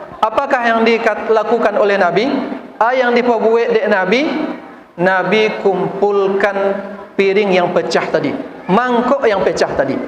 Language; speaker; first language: Malay; non-native, local second language; Minangkabau